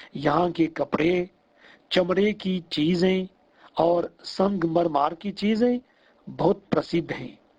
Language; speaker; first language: Hindi; non-native, fluent; Russian